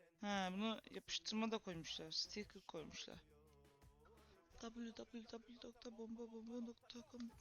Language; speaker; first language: Turkish; native; Turkish